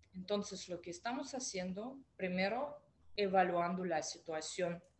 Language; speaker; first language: Spanish; non-native, fluent; Russian